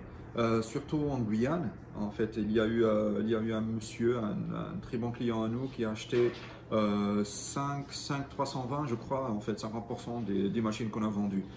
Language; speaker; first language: French; non-native, local second language; Arabic